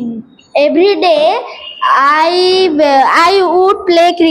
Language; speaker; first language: English; non-native, learner; Bangla